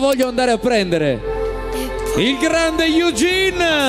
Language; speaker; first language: Italian; native; Italian